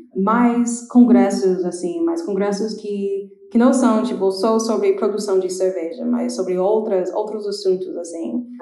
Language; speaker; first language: Portuguese; non-native, fluent; English